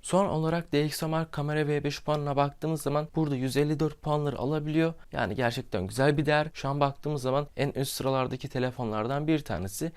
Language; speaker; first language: Turkish; native; Turkish